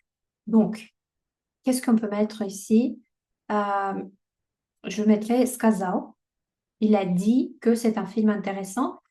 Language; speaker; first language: French; non-native, fluent; Russian